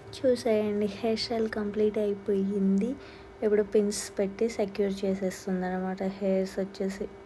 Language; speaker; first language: Telugu; non-native, local second language; Lambadi